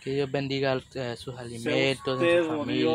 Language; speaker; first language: Spanish; native; Spanish